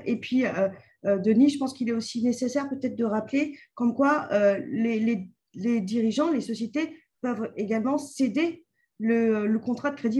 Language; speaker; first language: French; native; French